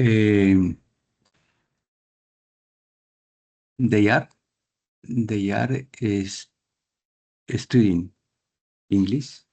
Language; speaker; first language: English; non-native, learner; Spanish